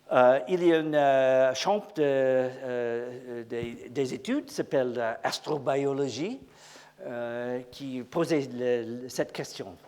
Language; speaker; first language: French; non-native, learner; English